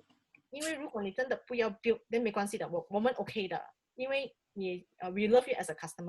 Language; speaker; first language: Chinese; native; Chinese